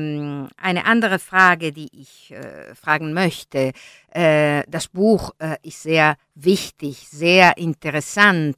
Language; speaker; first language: German; non-native, learner; Italian